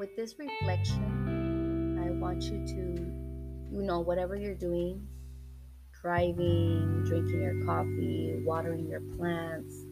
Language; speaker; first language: English; early bilingual, other home language; Spanish